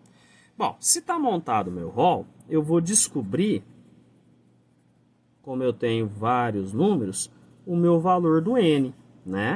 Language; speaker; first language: Portuguese; native; Portuguese